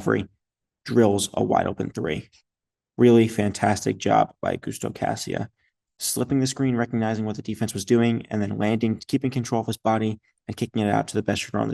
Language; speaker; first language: English; native; English